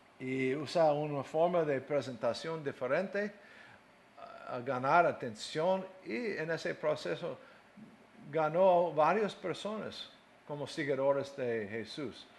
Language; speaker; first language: Spanish; non-native, fluent; English